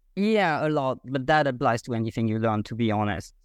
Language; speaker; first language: English; non-native, fluent; French